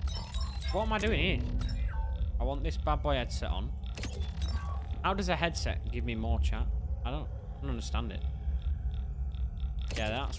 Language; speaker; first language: English; native; English